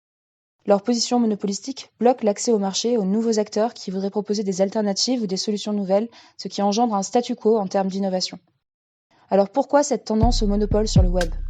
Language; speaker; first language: French; native; French